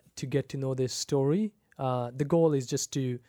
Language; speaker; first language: English; non-native, local second language; Punjabi